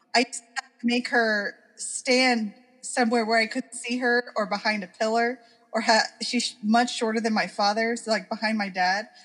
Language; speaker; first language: English; native; English